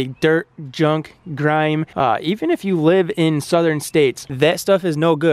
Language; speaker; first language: English; native; English